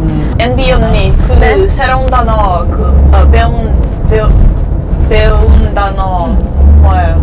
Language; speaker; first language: Korean; non-native, learner; Portuguese